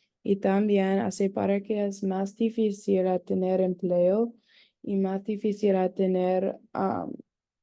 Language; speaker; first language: Spanish; non-native, learner; English